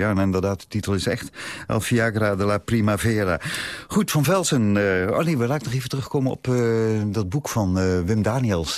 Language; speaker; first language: Dutch; native; Dutch